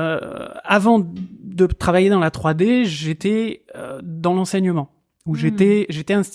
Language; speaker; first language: French; native; French